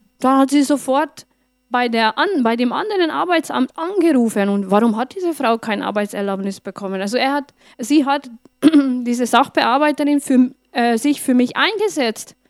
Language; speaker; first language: German; non-native, fluent; Hungarian